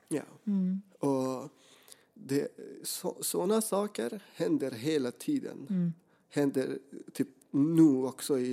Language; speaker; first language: Swedish; non-native, fluent; Persian